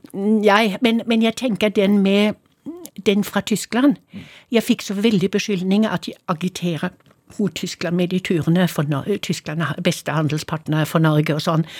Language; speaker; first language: Norwegian; non-native, fluent; German